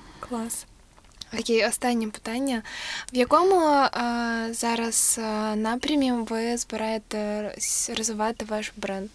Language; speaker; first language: Ukrainian; native; Ukrainian